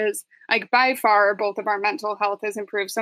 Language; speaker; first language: English; native; English